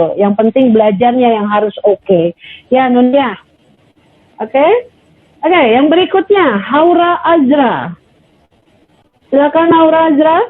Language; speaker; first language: Indonesian; native; Indonesian